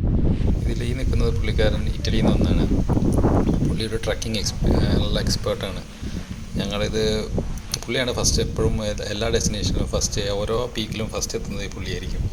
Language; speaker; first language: Malayalam; native; Malayalam